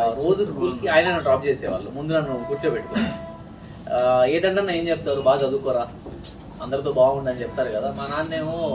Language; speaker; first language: Telugu; native; Telugu